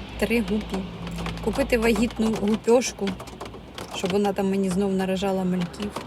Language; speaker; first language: Ukrainian; non-native, local second language; Russian